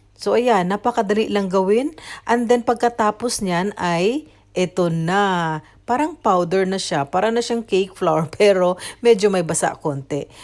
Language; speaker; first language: Filipino; non-native, local second language; Cebuano